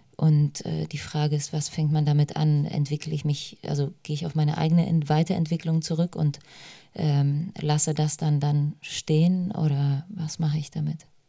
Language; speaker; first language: German; early bilingual, other home language; Polish